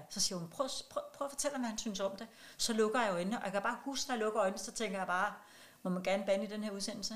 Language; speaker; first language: Danish; non-native, local second language; Kalaallisut